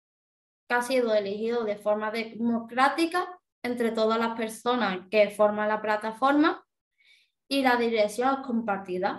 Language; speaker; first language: Spanish; native; Spanish